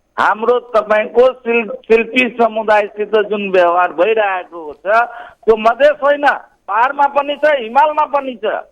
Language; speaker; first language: Nepali; non-native, local second language; Maithili